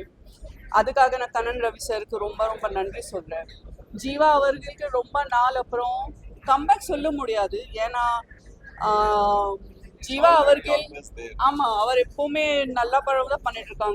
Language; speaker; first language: Tamil; non-native, fluent; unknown